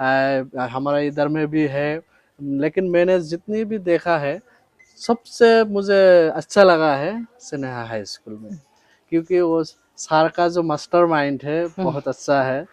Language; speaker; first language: Hindi; non-native, local second language; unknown